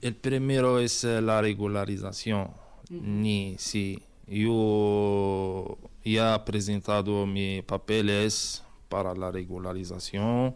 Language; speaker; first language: Spanish; non-native, learner; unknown